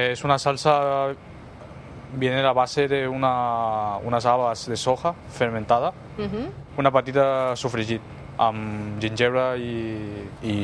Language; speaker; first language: Catalan; non-native, fluent; Chinese